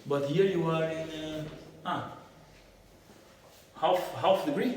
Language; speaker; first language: English; non-native, learner; Portuguese